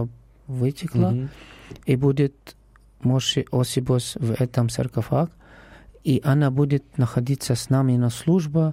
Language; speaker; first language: Russian; non-native, learner; Arabic